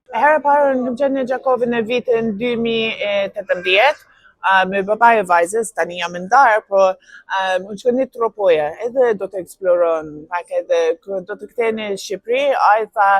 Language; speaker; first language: Albanian; non-native, learner; English